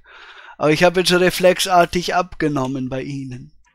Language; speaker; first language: German; native; German